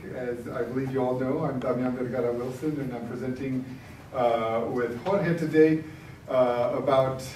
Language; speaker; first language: English; early bilingual, other home language; Spanish